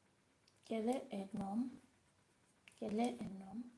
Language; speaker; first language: French; non-native, learner; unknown